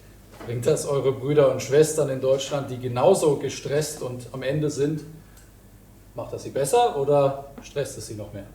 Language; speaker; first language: German; native; German